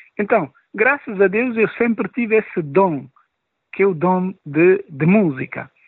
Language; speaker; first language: Portuguese; non-native, local second language; Upper Guinea Crioulo